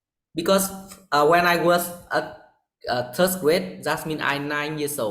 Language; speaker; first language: English; non-native, learner; Vietnamese